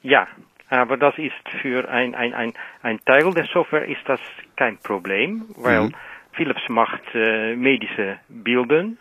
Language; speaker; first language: German; non-native, learner; Dutch